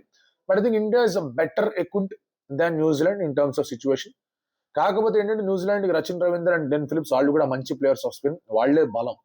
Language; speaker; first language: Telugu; native; Telugu